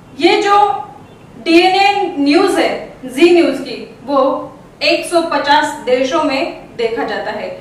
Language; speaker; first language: Hindi; non-native, local second language; Marathi